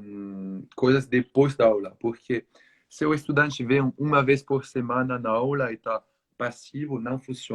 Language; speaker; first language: Portuguese; non-native, learner; French